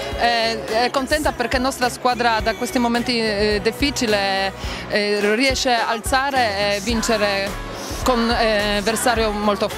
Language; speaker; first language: Italian; non-native, learner; Polish